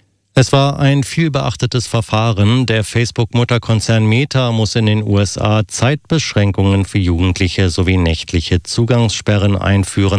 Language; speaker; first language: German; native; German